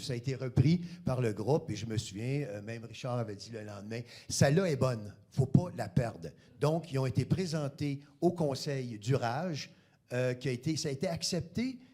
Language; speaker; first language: French; native; French